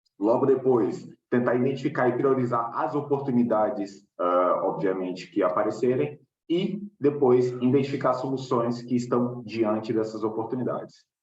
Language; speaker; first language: Portuguese; native; Portuguese